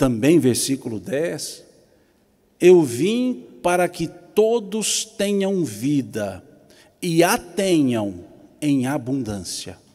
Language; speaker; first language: Portuguese; native; Portuguese